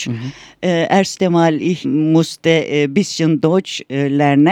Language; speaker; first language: German; non-native, learner; Turkish